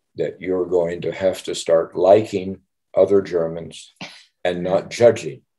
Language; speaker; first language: English; native; English